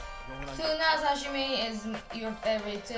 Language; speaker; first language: English; non-native, learner; Korean